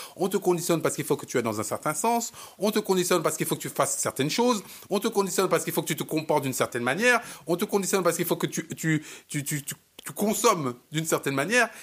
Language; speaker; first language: French; early bilingual, other home language; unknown